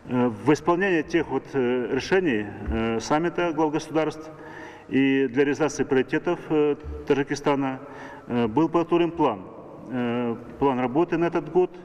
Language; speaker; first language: Russian; native; Russian